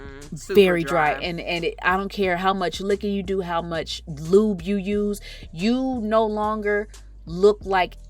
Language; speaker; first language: English; native; English